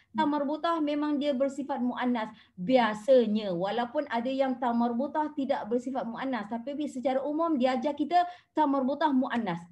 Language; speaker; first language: Malay; native; Malay